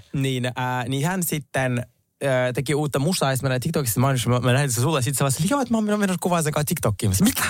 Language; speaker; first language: Finnish; early bilingual, other home language; Russian